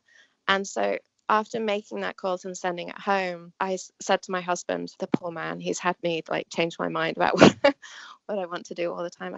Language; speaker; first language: English; native; English